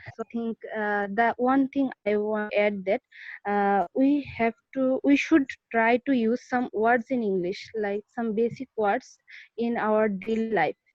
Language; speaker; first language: English; non-native, learner; Bangla